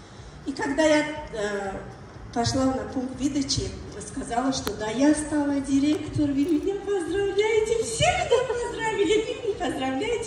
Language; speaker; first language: Russian; non-native, learner; Tajik